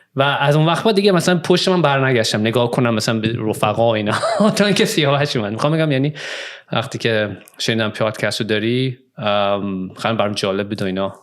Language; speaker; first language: Persian; native; Persian